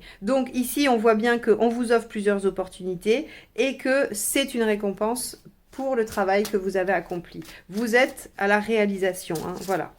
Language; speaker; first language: French; native; French